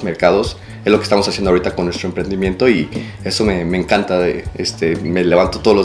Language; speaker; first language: Spanish; native; Spanish